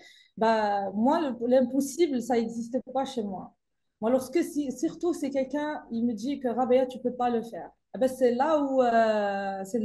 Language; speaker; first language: French; non-native, local second language; Arabic